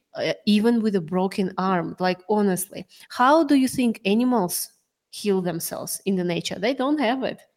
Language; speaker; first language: English; non-native, fluent; Russian